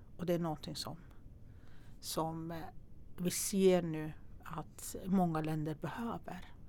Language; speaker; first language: Swedish; non-native, fluent; Persian